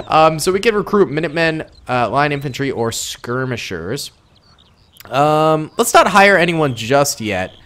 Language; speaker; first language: English; native; English